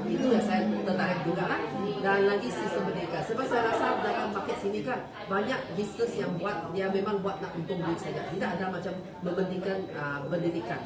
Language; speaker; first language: Malay; non-native, local second language; Chinese